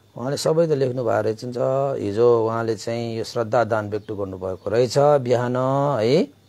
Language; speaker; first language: Nepali; non-native, local second language; Newari